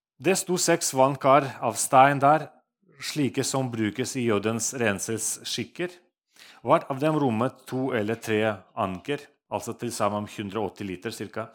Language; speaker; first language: Norwegian; non-native, fluent; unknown